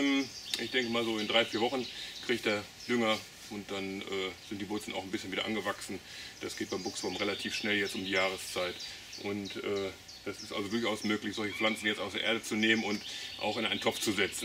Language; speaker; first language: German; native; German